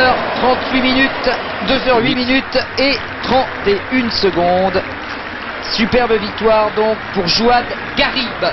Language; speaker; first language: French; native; French